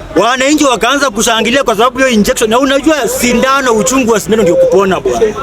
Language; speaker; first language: Swahili; non-native, local second language; Luyia